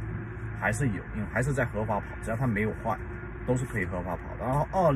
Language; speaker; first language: Chinese; native; Chinese